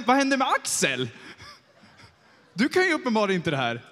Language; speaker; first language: Swedish; native; Swedish